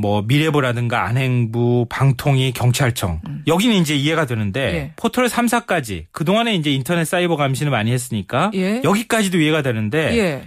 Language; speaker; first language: Korean; native; Korean